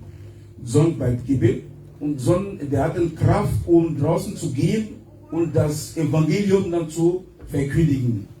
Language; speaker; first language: German; non-native, fluent; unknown